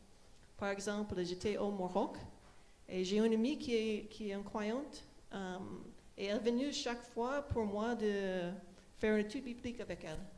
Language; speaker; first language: French; non-native, fluent; English